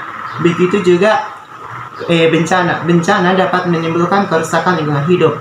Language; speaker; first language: Indonesian; native; Indonesian